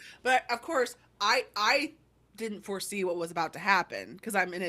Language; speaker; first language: English; native; English